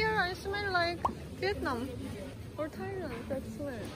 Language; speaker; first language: English; non-native, learner; Korean